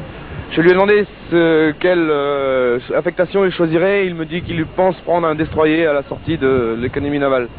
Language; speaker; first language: French; native; French